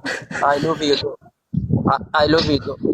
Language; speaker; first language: English; non-native, learner; Oromo